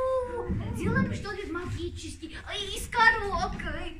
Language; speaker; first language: Russian; non-native, learner; Ukrainian